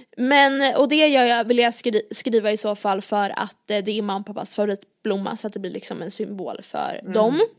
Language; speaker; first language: Swedish; native; Swedish